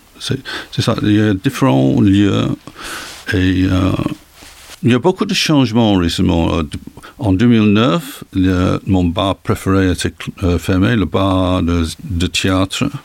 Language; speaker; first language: French; non-native, learner; English